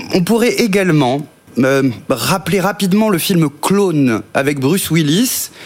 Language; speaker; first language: French; native; French